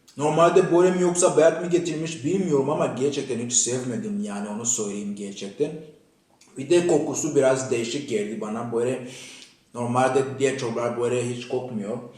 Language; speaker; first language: Turkish; non-native, fluent; Kinyarwanda